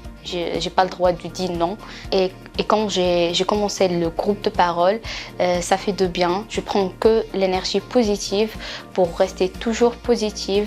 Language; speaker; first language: French; non-native, learner; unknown